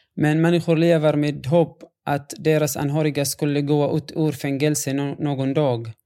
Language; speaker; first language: Swedish; non-native, fluent; Arabic